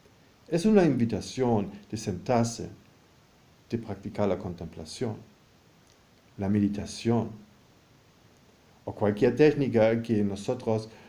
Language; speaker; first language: Spanish; non-native, fluent; German